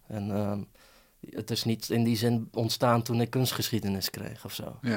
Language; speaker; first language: Dutch; early bilingual, other home language; Persian